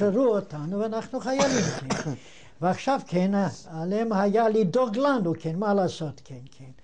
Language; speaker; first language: Hebrew; non-native, fluent; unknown